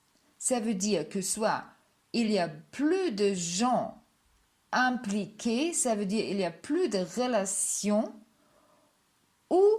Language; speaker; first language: French; non-native, fluent; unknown